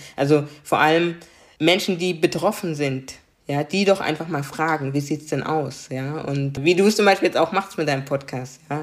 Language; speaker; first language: German; native; German